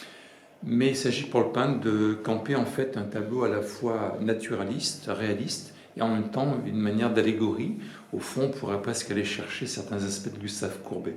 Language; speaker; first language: French; native; French